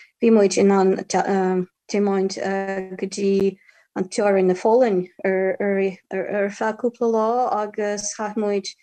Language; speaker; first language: Irish; non-native, fluent; Ukrainian